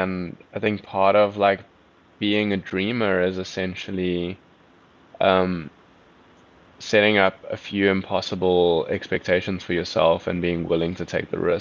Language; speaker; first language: English; native; English